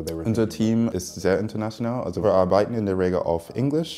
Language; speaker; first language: German; non-native, fluent; English